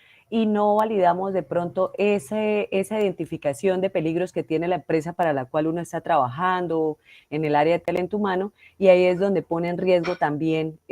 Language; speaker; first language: Spanish; native; Spanish